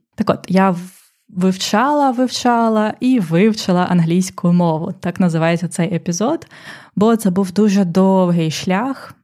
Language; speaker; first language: Ukrainian; native; Ukrainian